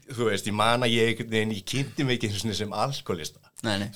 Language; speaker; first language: Icelandic; native; Icelandic